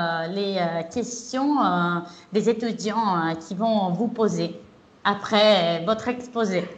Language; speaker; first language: French; non-native, fluent; Italian